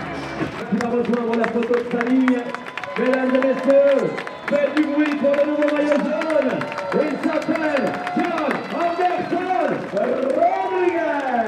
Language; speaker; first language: French; native; French